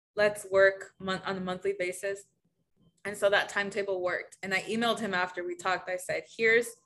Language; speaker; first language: English; early bilingual, other home language; Spanish